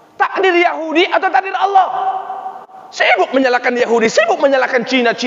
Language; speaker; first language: Indonesian; native; Indonesian